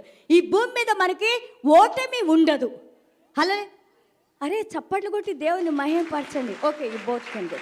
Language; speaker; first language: Telugu; native; Telugu